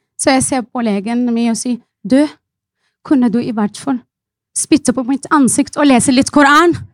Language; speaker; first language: Norwegian; non-native, fluent; Arabic